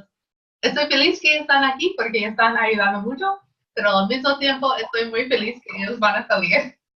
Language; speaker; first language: Spanish; non-native, learner; English